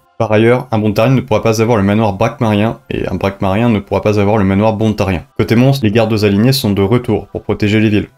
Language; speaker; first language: French; native; French